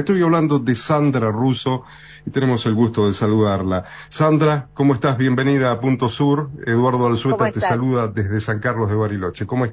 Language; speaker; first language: Spanish; native; Spanish